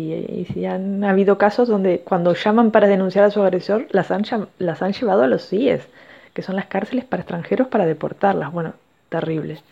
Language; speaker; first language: Spanish; native; Spanish